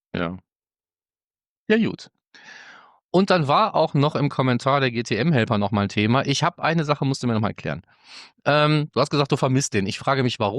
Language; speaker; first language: German; native; German